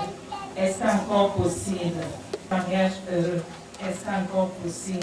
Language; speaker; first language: French; non-native, local second language; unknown